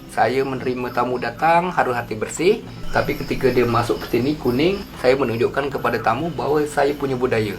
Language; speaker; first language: Malay; native; Malay